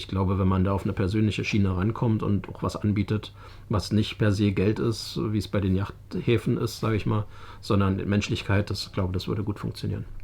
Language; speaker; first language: German; native; German